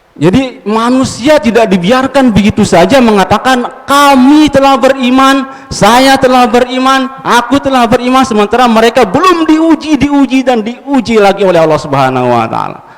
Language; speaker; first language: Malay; non-native, local second language; Sasak